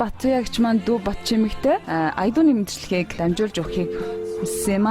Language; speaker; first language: Mongolian; native; Mongolian